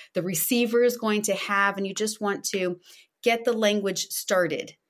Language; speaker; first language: English; non-native, fluent; Portuguese